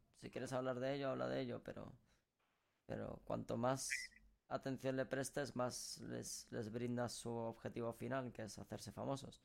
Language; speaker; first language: Spanish; native; Spanish